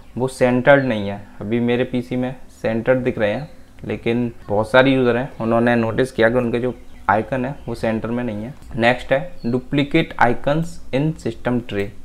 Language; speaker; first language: Hindi; native; Hindi